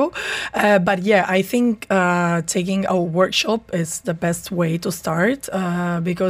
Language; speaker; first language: English; non-native, fluent; Italian